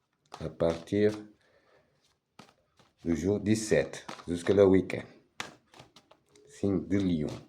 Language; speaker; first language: French; non-native, fluent; Portuguese